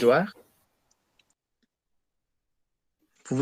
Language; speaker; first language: French; non-native, learner; Spanish